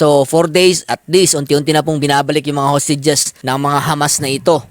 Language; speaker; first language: Filipino; native; Filipino